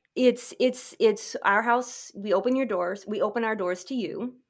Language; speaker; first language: English; early bilingual, other home language; Filipino